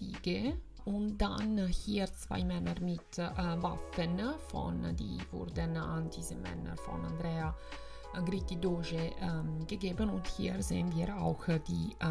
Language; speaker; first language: German; non-native, fluent; Italian